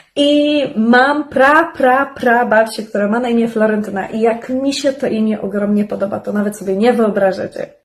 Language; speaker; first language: Polish; native; Polish